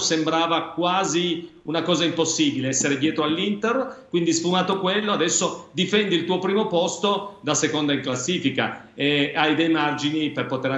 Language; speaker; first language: Italian; native; Italian